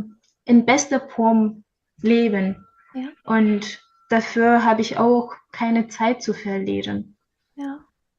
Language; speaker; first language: German; non-native, learner; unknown